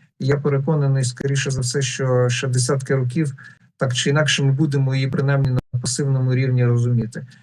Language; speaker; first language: Ukrainian; non-native, local second language; Russian